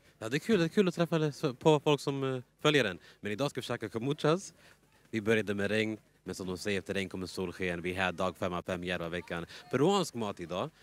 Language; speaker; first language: Swedish; native; Swedish